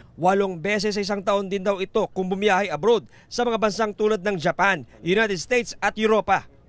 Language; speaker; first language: Filipino; native; Filipino